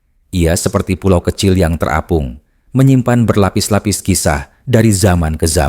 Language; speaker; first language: Indonesian; native; Indonesian